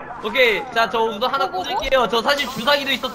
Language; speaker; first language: Korean; native; Korean